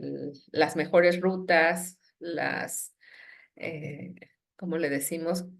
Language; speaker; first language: Spanish; native; Spanish